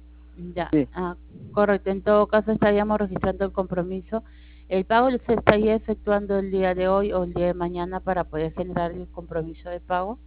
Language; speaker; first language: Spanish; native; Spanish